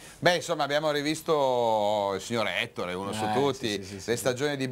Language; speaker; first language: Italian; native; Italian